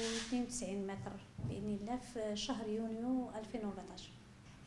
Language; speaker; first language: Arabic; native; Arabic